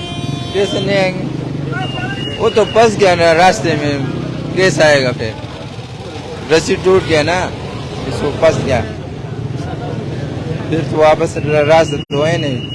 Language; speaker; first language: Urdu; non-native, local second language; Pashto